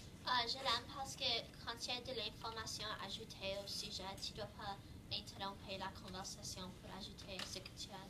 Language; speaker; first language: French; non-native, fluent; English